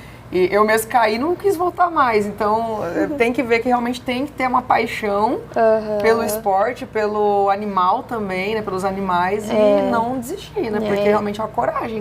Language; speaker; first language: Portuguese; native; Portuguese